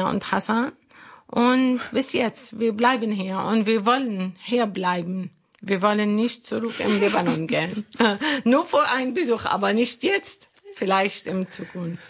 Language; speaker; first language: German; non-native, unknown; Arabic